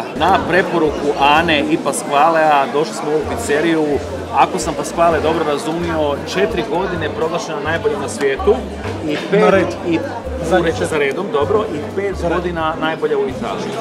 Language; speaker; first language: Croatian; native; Croatian